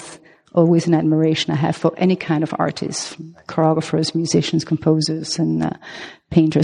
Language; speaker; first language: English; non-native, fluent; French